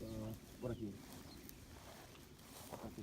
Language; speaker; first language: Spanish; non-native, fluent; Ukrainian